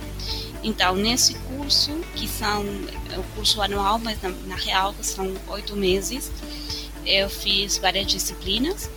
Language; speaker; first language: Portuguese; non-native, fluent; Spanish